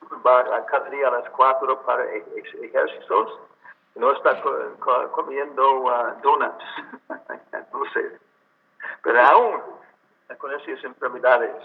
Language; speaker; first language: Spanish; non-native, learner; English